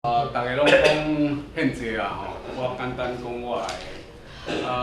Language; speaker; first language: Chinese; non-native, local second language; Min Nan Chinese